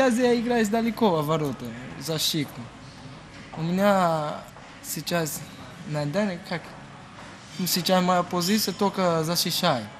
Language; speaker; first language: Russian; non-native, learner; Portuguese